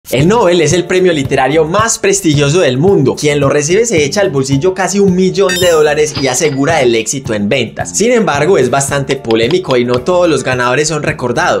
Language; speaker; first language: Spanish; native; Spanish